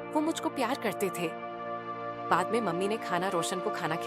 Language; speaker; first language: Hindi; native; Hindi